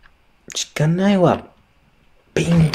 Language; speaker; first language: Japanese; non-native, learner; English